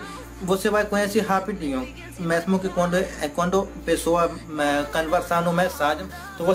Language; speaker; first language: Portuguese; non-native, learner; Hindi